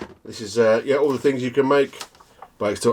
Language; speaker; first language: English; native; English